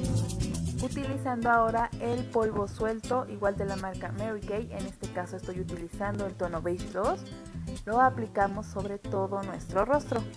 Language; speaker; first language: Spanish; native; Spanish